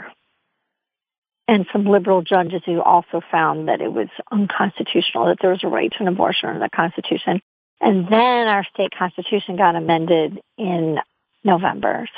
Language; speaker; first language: English; native; English